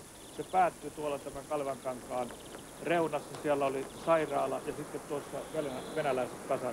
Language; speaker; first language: Finnish; native; Finnish